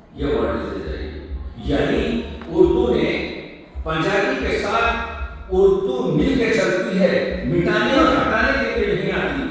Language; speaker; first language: Urdu; native; Urdu